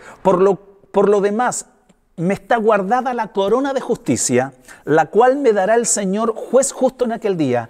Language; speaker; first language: Spanish; native; Spanish